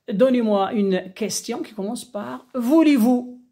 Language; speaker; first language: French; non-native, local second language; Arabic